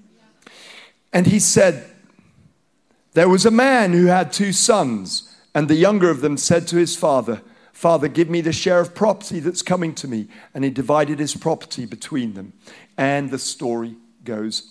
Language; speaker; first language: English; non-native, local second language; Hausa